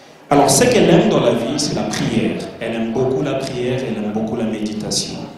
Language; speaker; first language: French; non-native, local second language; Lingala